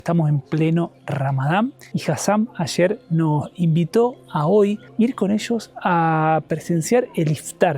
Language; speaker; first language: Spanish; native; Spanish